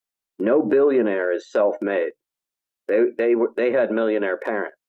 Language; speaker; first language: English; native; English